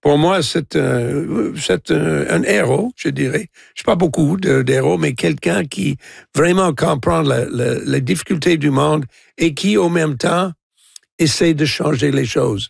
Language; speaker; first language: French; non-native, local second language; English